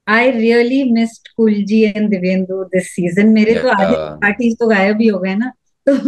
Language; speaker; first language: Hindi; native; Hindi